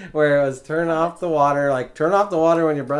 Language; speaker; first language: English; native; English